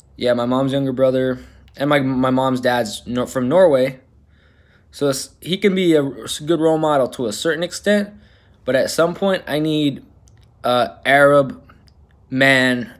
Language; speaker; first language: English; native; English